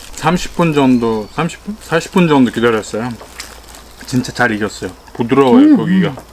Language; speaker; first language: Korean; non-native, learner; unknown